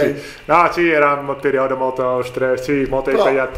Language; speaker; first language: Italian; non-native, learner; Dutch